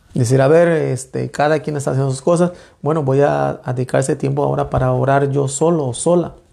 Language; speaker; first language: Spanish; native; Spanish